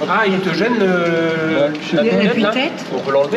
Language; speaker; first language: French; native; French